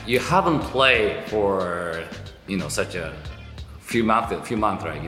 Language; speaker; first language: English; non-native, fluent; Japanese